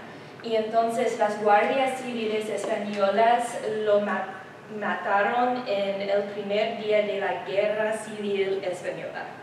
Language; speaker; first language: Spanish; non-native, learner; English